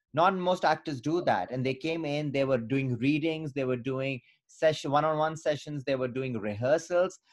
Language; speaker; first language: English; non-native, local second language; Urdu